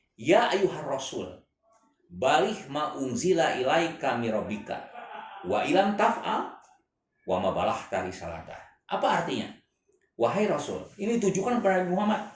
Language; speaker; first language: Indonesian; non-native, local second language; Chinese